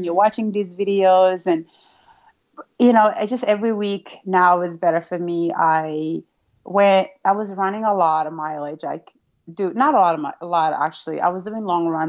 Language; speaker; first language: English; non-native, fluent; Rundi